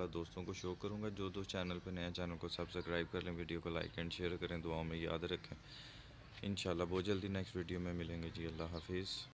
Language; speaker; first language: Urdu; native; Urdu